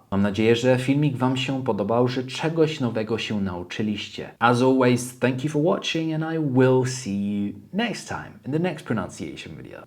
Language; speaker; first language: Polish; early bilingual, heritage; Polish